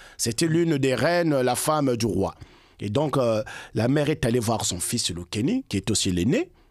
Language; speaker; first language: French; non-native, local second language; Kongo